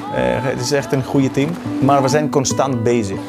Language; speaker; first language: Dutch; non-native, fluent; Greek